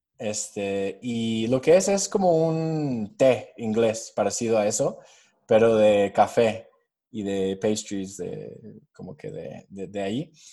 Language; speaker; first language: Spanish; non-native, fluent; English